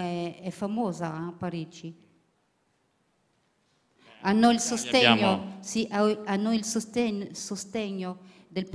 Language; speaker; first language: Italian; early bilingual, heritage; French